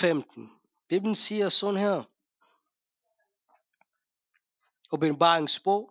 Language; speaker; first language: Danish; non-native, fluent; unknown